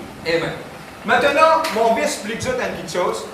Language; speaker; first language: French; non-native, learner; Morisyen